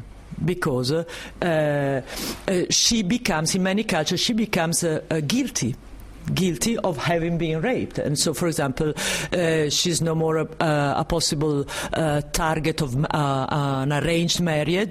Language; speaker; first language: English; non-native, fluent; Italian